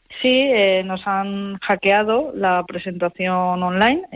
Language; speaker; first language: Spanish; native; Spanish